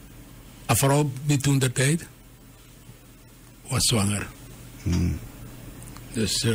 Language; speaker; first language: Dutch; non-native, local second language; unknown